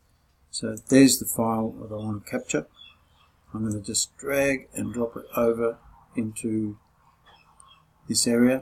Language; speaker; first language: English; native; English